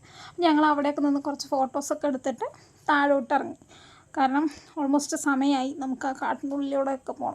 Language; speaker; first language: Malayalam; native; Malayalam